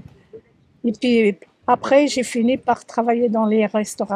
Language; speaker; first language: French; early bilingual, other home language; Arabic